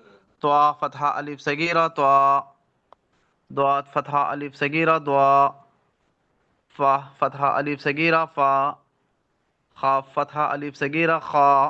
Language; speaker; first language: Arabic; non-native, learner; Telugu